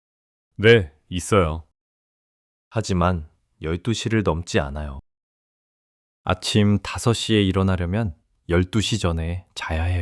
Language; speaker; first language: Korean; non-native, fluent; English